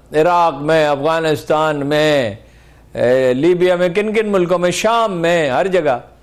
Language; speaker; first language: Urdu; native; Urdu